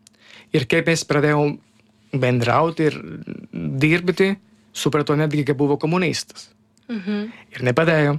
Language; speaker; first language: Lithuanian; non-native, learner; Italian